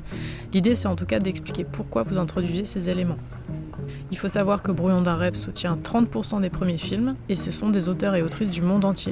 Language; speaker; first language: French; native; French